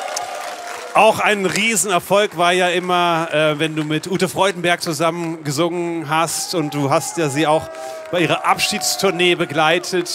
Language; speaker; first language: German; native; German